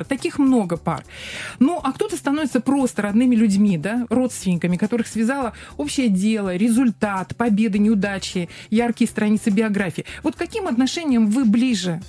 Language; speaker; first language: Russian; native; Russian